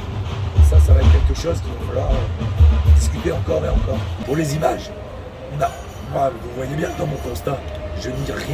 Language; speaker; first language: French; native; French